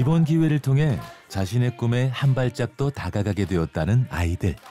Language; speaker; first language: Korean; native; Korean